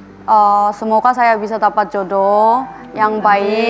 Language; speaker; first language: Indonesian; non-native, fluent; Korean